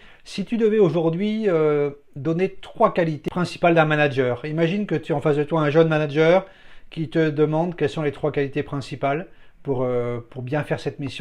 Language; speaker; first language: French; native; French